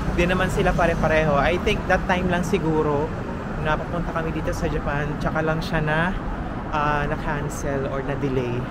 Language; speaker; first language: Filipino; native; Filipino